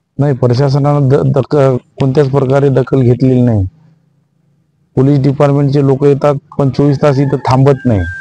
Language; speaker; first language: Marathi; non-native, local second language; Lambadi